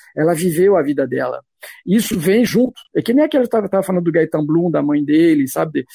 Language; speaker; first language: Portuguese; non-native, fluent; French